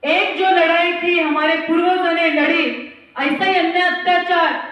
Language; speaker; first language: Hindi; non-native, local second language; Marathi